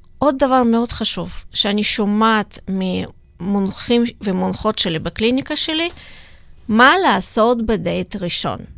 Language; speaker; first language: Hebrew; non-native, fluent; Russian